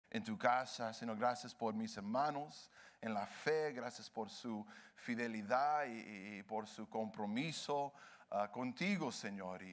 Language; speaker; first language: Spanish; early bilingual, heritage; Spanish